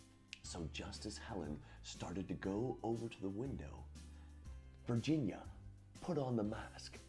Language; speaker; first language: English; native; English